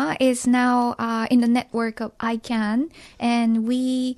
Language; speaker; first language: English; non-native, fluent; Japanese